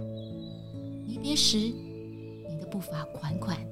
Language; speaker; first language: Chinese; native; Chinese